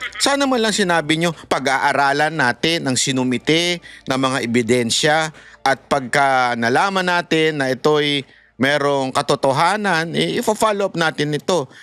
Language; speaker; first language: Filipino; native; Filipino